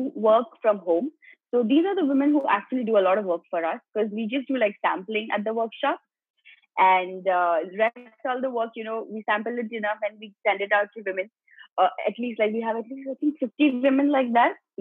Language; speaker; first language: English; non-native, local second language; Gujarati